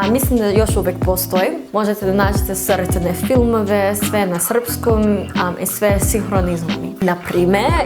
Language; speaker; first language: Croatian; non-native, learner; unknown